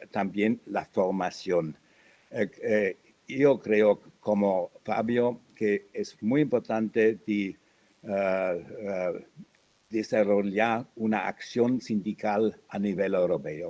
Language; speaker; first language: Spanish; non-native, fluent; German